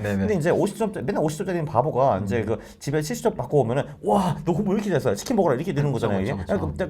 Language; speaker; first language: Korean; native; Korean